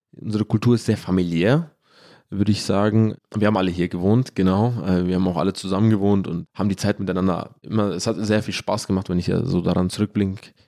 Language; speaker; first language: German; early bilingual, other home language; Arabic